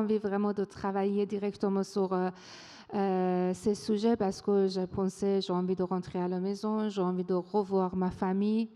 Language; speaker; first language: French; non-native, fluent; Persian